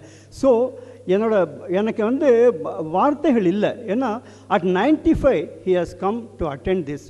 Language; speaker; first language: Tamil; native; Tamil